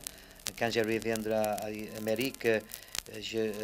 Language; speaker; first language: French; non-native, learner; English